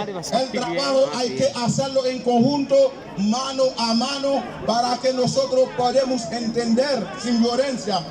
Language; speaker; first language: Spanish; non-native, fluent; Haitian Creole